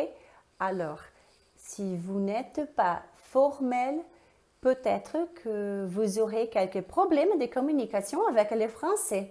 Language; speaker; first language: French; non-native, fluent; Portuguese